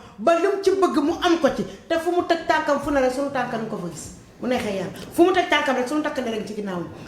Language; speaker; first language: Wolof; non-native, local second language; Fula